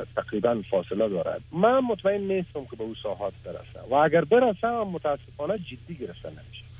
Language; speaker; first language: Persian; native; Persian